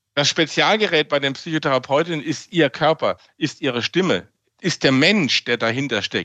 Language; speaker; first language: German; native; German